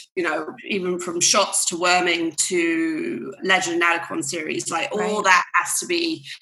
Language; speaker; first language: English; native; English